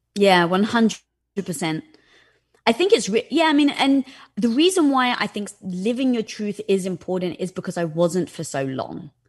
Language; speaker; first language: English; native; English